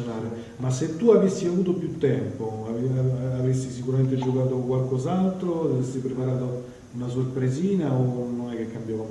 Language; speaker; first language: Italian; native; Italian